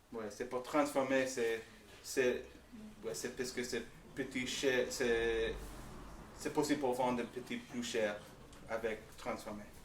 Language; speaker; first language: French; non-native, learner; English